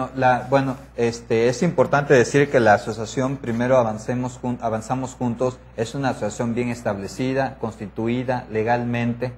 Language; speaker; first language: Spanish; native; Spanish